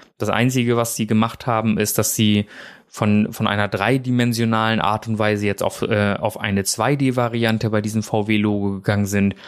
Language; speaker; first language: German; early bilingual, other home language; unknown